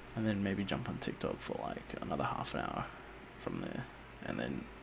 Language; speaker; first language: English; native; English